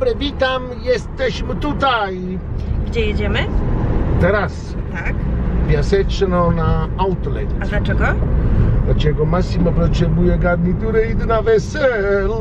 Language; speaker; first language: Polish; non-native, learner; Italian